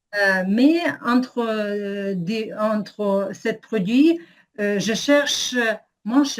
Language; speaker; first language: French; non-native, learner; Ukrainian